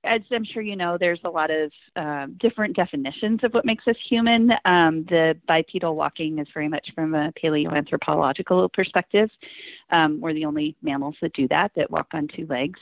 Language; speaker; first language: English; native; English